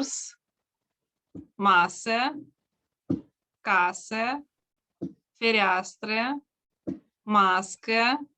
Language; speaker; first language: Romanian; non-native, learner; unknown